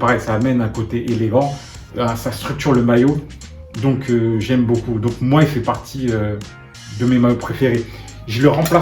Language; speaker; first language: French; native; French